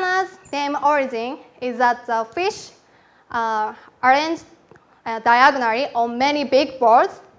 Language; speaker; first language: English; non-native, learner; Japanese